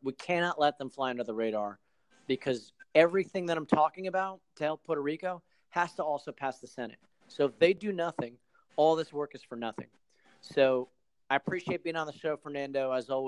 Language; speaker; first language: English; native; English